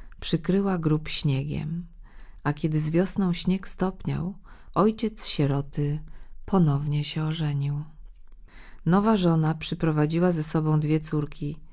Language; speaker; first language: Polish; native; Polish